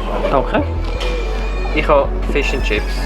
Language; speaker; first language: German; native; German